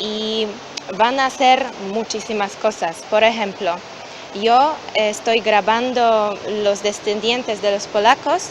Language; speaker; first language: Spanish; non-native, learner; Polish